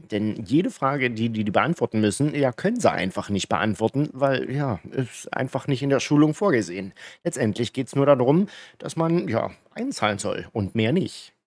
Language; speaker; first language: German; native; German